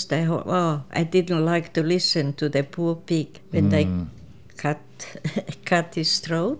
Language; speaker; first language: English; non-native, fluent; Croatian